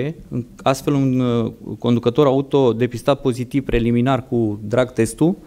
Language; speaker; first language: Romanian; native; Romanian